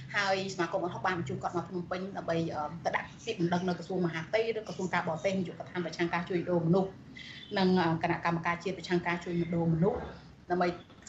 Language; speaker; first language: Khmer; native; Khmer